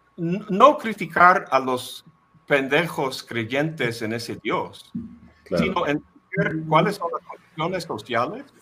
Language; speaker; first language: Spanish; non-native, fluent; English